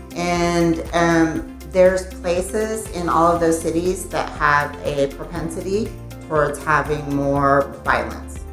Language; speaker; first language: English; native; English